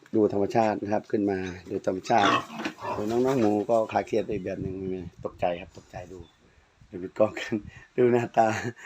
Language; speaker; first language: Thai; non-native, local second language; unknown